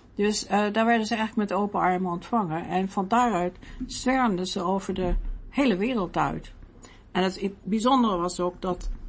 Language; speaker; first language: Dutch; native; Dutch